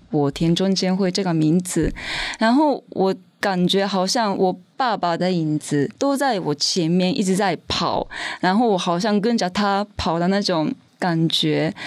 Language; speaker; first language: Chinese; non-native, fluent; Japanese